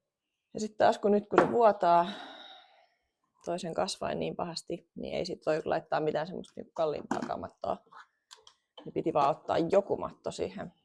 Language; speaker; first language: Finnish; native; Finnish